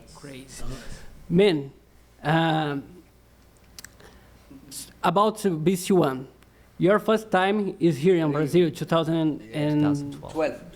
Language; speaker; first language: English; non-native, learner; Portuguese